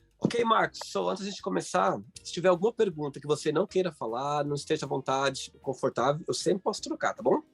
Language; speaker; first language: Portuguese; native; Portuguese